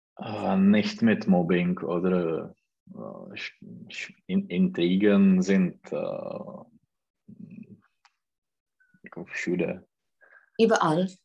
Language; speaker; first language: German; non-native, learner; Czech